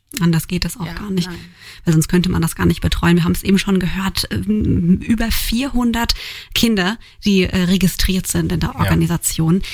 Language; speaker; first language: German; native; German